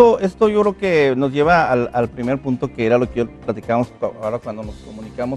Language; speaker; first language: Spanish; native; Spanish